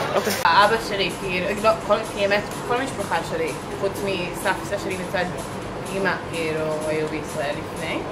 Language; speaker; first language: Hebrew; early bilingual, heritage; English